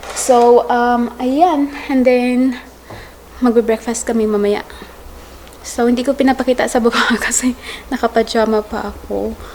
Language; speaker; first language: Filipino; native; Filipino